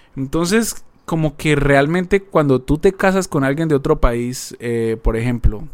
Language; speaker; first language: Spanish; native; Spanish